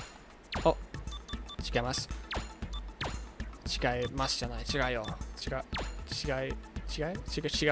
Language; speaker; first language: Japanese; non-native, learner; English